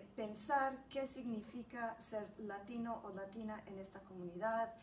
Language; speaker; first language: Spanish; early bilingual, heritage; Spanish